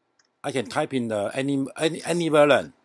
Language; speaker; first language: English; non-native, learner; Chinese